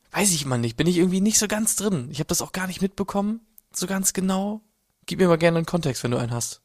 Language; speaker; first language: German; native; German